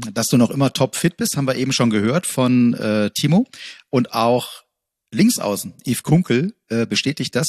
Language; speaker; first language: German; native; German